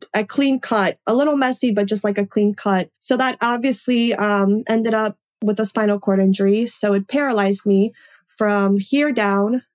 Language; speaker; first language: English; early bilingual, other home language; Polish